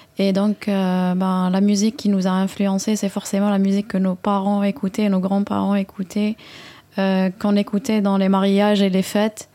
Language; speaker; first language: French; non-native, local second language; Arabic